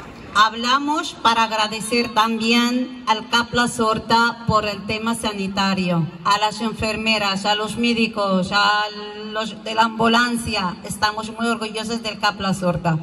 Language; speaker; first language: Spanish; non-native, fluent; Arabic